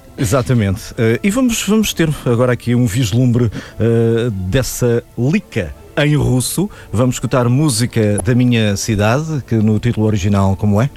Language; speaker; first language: Portuguese; native; Portuguese